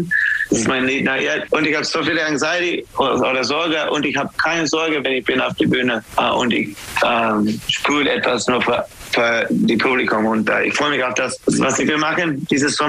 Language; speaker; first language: German; non-native, learner; English